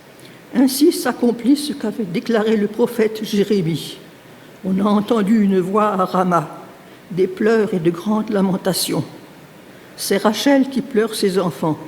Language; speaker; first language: French; native; French